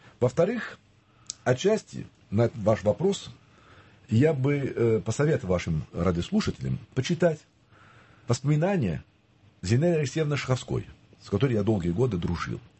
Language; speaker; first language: Russian; early bilingual, heritage; Russian